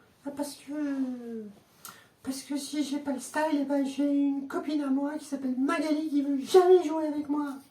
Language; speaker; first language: French; native; French